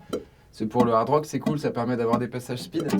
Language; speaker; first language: French; native; French